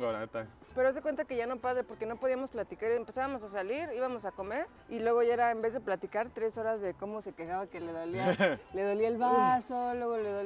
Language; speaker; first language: Spanish; native; Spanish